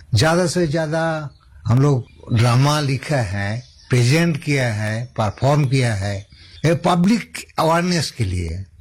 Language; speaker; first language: Hindi; non-native, local second language; Santali